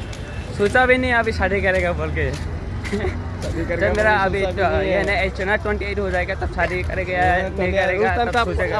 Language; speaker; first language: Hindi; non-native, local second language; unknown